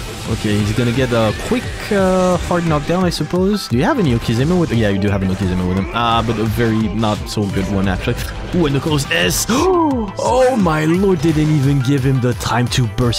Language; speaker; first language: English; non-native, fluent; French